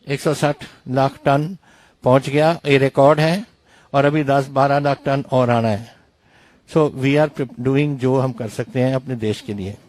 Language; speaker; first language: Hindi; non-native, local second language; Punjabi